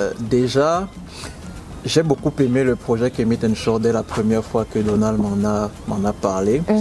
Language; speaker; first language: French; native; French